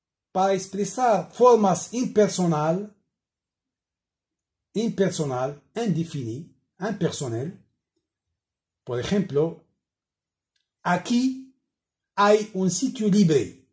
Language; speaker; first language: Spanish; non-native, learner; Arabic